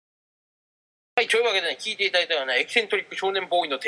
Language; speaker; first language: Japanese; native; Japanese